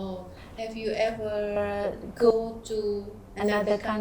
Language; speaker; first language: English; non-native, learner; Indonesian